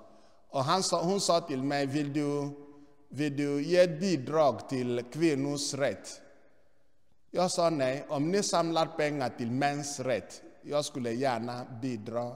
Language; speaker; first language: Swedish; non-native, fluent; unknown